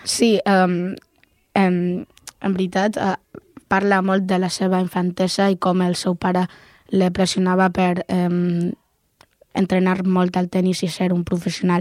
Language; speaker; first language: Catalan; non-native, local second language; Spanish